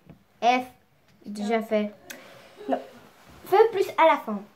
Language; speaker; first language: French; native; French